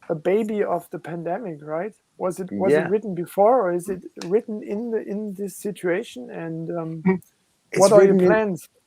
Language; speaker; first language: English; non-native, fluent; German